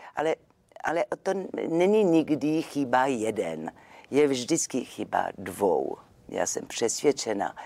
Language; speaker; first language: Czech; non-native, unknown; French